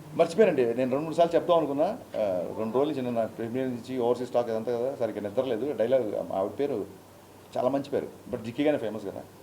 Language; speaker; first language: Telugu; native; Telugu